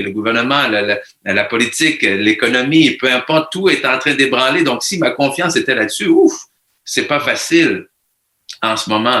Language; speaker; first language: French; native; French